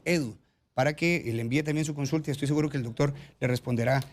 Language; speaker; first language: Spanish; native; Spanish